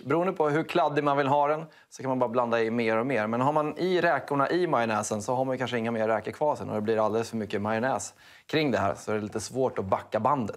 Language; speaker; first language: Swedish; native; Swedish